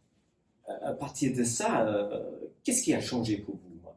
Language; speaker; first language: French; non-native, fluent; English